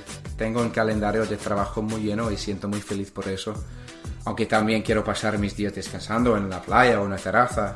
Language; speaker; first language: Spanish; non-native, learner; English